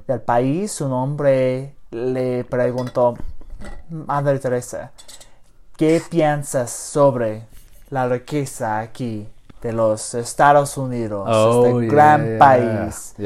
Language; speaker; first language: Spanish; early bilingual, heritage; English